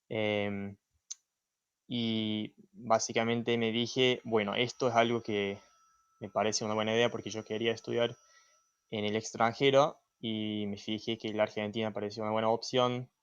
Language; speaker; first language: Spanish; non-native, fluent; English